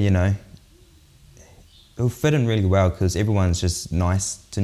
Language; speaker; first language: English; native; English